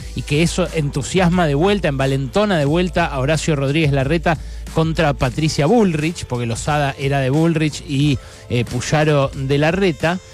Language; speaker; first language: Spanish; native; Spanish